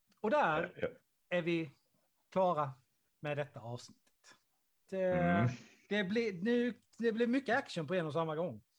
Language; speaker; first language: Swedish; native; Swedish